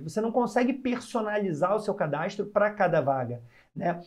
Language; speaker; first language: Portuguese; native; Portuguese